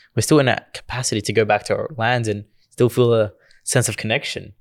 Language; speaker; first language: English; early bilingual, other home language; Gujarati